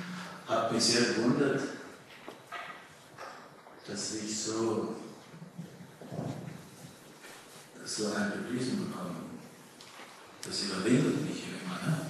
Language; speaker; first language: German; early bilingual, heritage; German